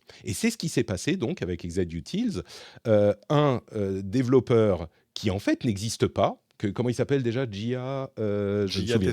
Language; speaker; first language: French; native; French